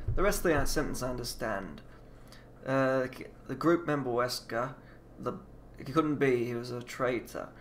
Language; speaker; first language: English; native; English